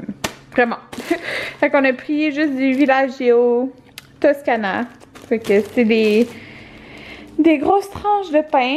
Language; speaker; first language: French; native; French